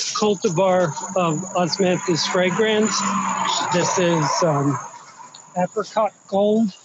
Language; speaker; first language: English; native; English